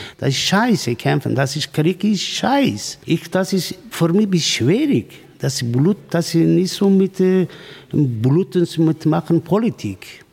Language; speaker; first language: German; non-native, learner; Kurdish